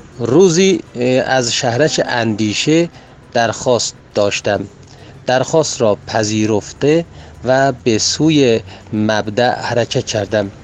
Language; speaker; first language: Persian; non-native, local second language; Azerbaijani